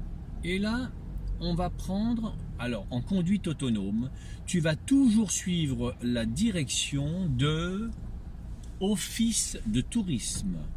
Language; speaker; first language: French; native; French